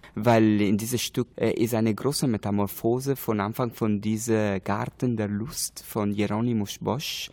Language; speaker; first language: German; non-native, learner; Italian